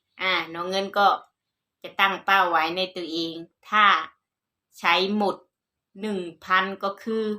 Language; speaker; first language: Thai; non-native, local second language; Northeastern Thai